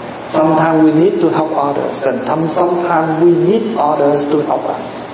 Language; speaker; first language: English; non-native, fluent; Vietnamese